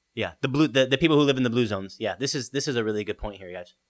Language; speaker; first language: English; early bilingual, other home language; Italian